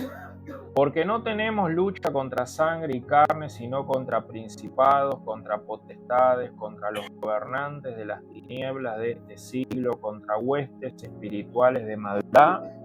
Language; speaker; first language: Spanish; native; Spanish